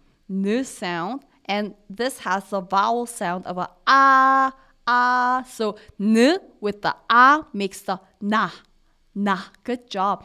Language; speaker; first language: English; non-native, fluent; Korean